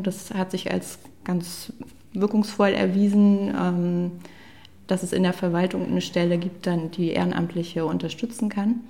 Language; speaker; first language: German; native; German